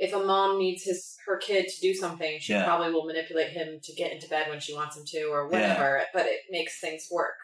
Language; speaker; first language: English; native; English